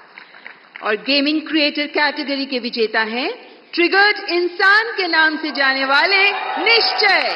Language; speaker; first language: Hindi; native; Hindi